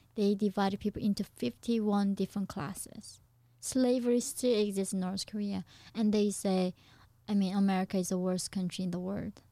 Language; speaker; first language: English; non-native, fluent; Korean